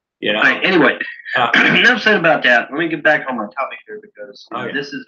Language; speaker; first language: English; native; English